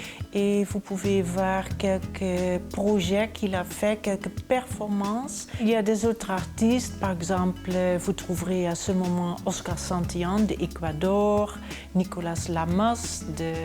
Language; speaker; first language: French; non-native, fluent; Dutch